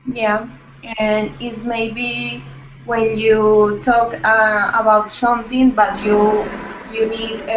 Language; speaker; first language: English; non-native, learner; Spanish